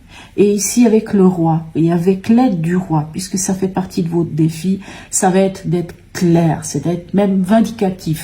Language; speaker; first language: French; native; French